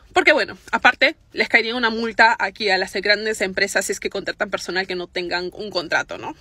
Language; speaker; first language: Spanish; native; Spanish